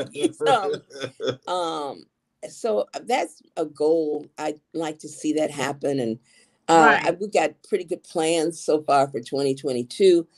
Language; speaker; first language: English; native; English